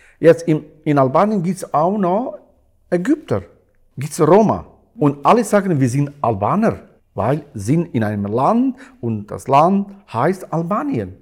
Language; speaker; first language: German; non-native, learner; Albanian